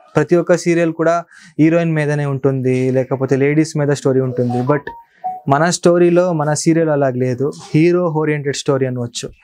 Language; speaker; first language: Telugu; non-native, local second language; Kannada